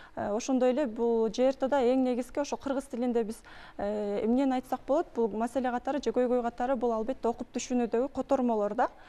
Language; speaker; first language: Kyrgyz; native; Kyrgyz